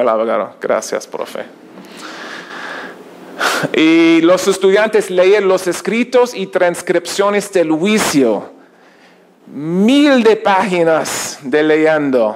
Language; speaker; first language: Spanish; non-native, learner; English